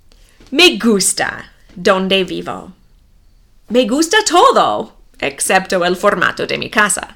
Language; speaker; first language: Spanish; non-native, fluent; English